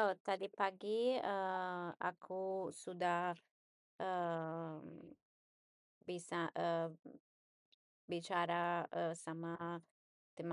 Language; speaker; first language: Indonesian; non-native, learner; English